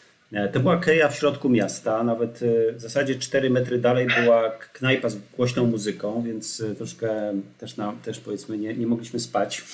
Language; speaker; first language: Polish; native; Polish